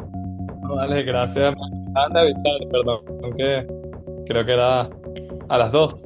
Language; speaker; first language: Spanish; native; Spanish